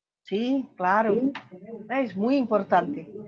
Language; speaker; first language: Spanish; non-native, learner; Portuguese